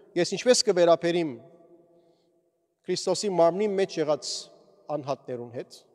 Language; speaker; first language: Armenian; early bilingual, heritage; Armenian